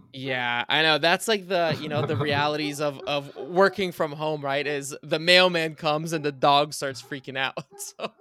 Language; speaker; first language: English; early bilingual, other home language; Bulgarian